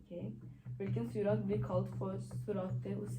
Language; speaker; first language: Norwegian; early bilingual, other home language; Urdu